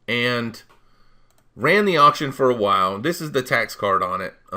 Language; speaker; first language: English; native; English